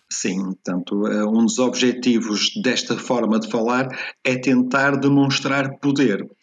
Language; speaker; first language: Portuguese; native; Portuguese